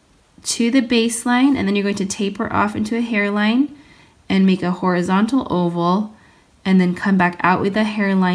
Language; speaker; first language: English; native; English